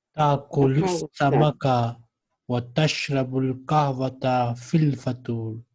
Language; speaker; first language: Arabic; non-native, fluent; Urdu